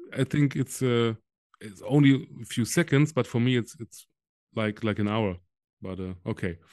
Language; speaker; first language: English; non-native, fluent; German